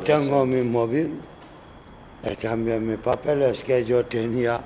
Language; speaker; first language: Spanish; non-native, fluent; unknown